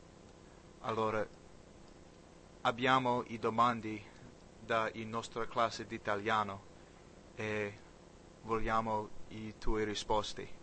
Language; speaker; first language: Italian; non-native, learner; English